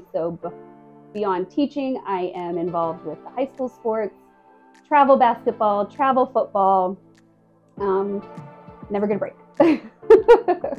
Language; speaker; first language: English; native; English